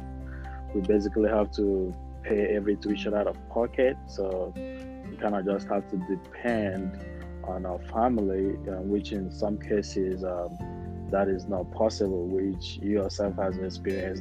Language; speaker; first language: English; non-native, local second language; Igbo